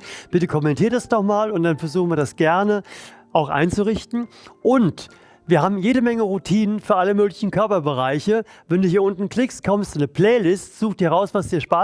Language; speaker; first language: German; native; German